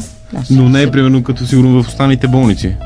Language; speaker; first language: Bulgarian; native; Bulgarian